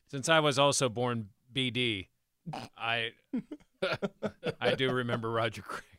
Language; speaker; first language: English; native; English